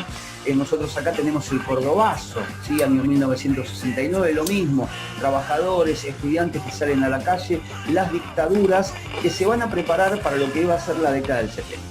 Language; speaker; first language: Spanish; native; Spanish